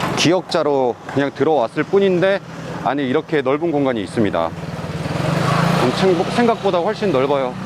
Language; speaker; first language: Korean; native; Korean